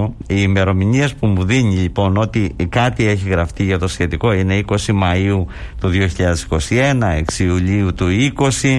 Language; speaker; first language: Greek; native; Greek